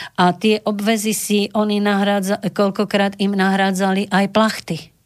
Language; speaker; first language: Slovak; native; Slovak